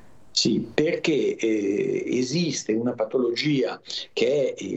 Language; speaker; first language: Italian; native; Italian